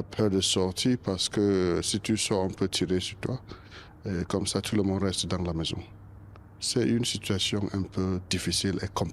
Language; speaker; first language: French; non-native, local second language; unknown